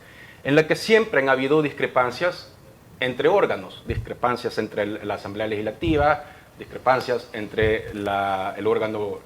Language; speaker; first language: Spanish; native; Spanish